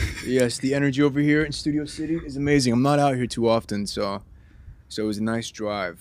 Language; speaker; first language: English; native; English